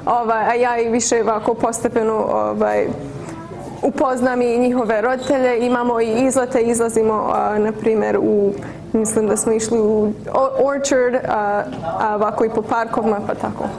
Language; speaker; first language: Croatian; early bilingual, heritage; English